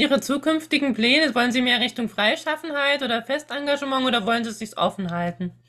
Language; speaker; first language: German; native; German